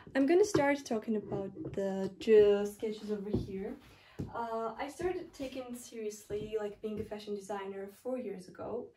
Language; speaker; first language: English; non-native, fluent; Georgian